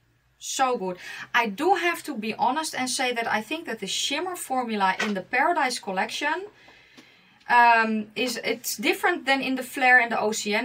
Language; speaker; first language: English; non-native, fluent; Dutch